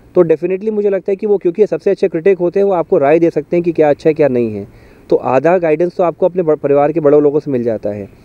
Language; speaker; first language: Hindi; native; Hindi